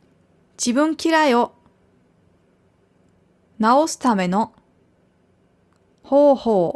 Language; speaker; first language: Japanese; non-native, fluent; German